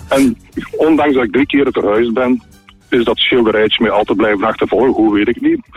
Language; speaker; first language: Dutch; native; Dutch